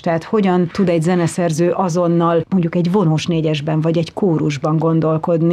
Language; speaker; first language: Hungarian; native; Hungarian